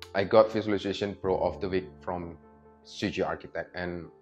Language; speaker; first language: English; non-native, fluent; Indonesian